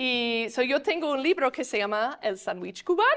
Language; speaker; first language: Spanish; non-native, fluent; English